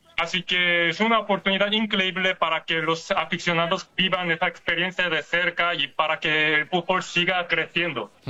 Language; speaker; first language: Spanish; non-native, learner; Korean